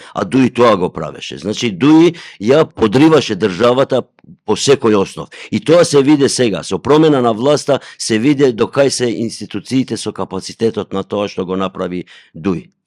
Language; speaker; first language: Macedonian; non-native, local second language; Albanian